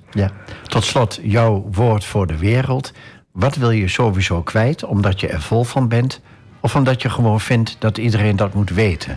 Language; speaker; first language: Dutch; native; Dutch